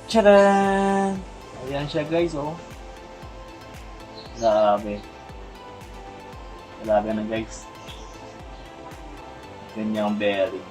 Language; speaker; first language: Filipino; native; Filipino